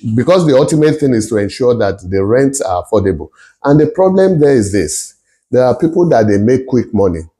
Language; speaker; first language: English; non-native, local second language; Yoruba